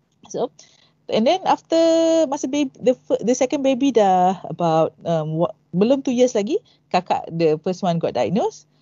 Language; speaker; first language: English; non-native, local second language; Malay